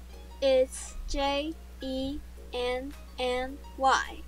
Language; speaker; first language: English; non-native, learner; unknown